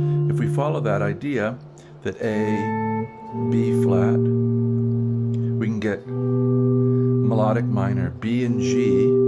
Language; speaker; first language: English; native; English